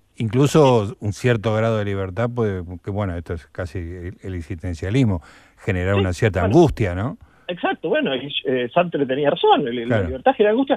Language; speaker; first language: Spanish; native; Spanish